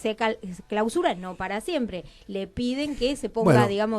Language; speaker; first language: Spanish; native; Spanish